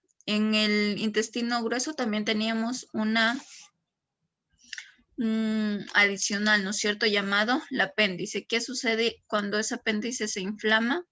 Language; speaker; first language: Spanish; native; Spanish